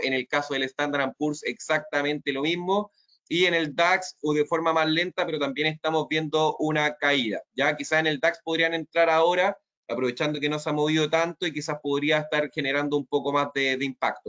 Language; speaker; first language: Spanish; native; Spanish